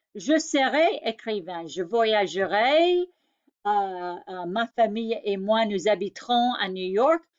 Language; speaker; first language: French; non-native, fluent; English